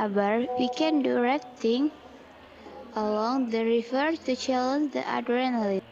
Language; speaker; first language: English; non-native, learner; Indonesian